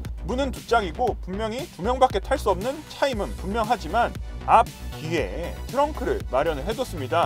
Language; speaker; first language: Korean; native; Korean